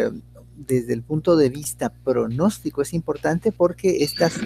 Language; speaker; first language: Spanish; native; Spanish